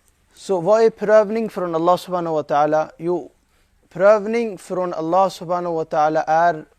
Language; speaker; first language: Swedish; non-native, fluent; Urdu